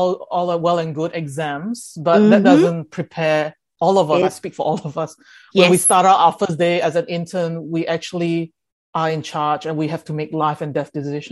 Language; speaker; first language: English; early bilingual, other home language; Indonesian